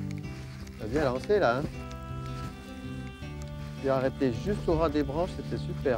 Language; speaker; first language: French; native; French